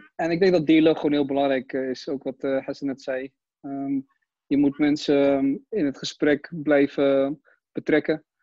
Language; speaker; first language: Dutch; early bilingual, other home language; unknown